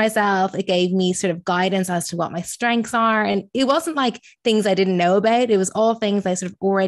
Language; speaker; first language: English; native; English